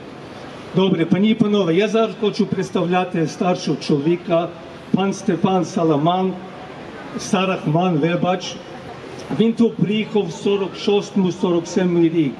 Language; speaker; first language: Ukrainian; early bilingual, heritage; Ukrainian